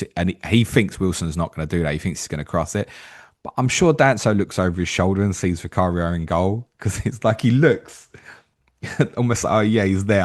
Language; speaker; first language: English; native; English